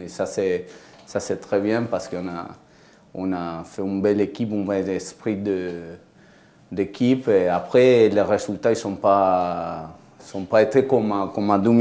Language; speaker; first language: French; non-native, fluent; Spanish